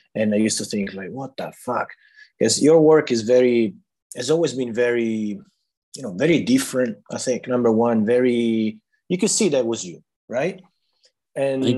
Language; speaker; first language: English; non-native, fluent; Italian